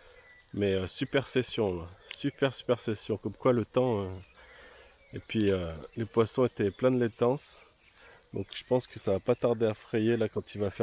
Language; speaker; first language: French; native; French